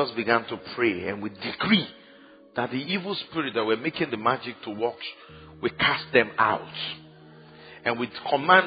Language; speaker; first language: English; non-native, local second language; Yoruba